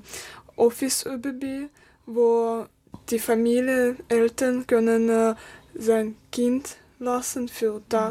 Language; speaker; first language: German; non-native, learner; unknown